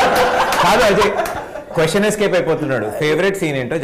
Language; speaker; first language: Telugu; native; Telugu